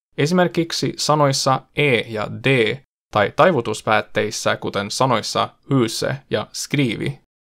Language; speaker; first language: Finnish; non-native, fluent; Swedish